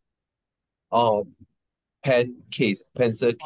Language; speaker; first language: Korean; non-native, learner; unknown